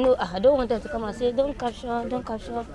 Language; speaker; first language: English; non-native, local second language; Yoruba